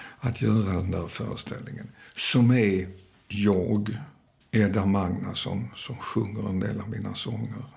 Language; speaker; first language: Swedish; early bilingual, other home language; Danish